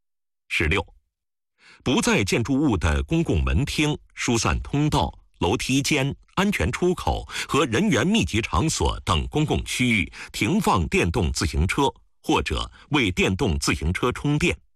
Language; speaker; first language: Chinese; native; Chinese